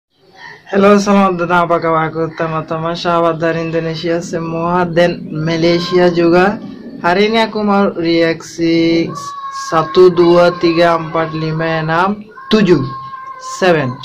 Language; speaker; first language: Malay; non-native, learner; Bangla